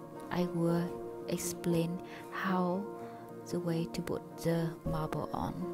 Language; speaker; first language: English; non-native, learner; Vietnamese